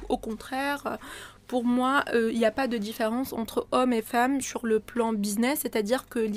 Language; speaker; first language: French; non-native, local second language; Arabic